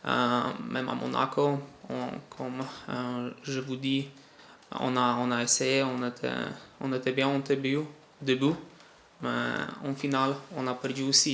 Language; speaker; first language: French; non-native, fluent; Polish